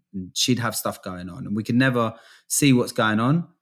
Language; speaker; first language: English; native; English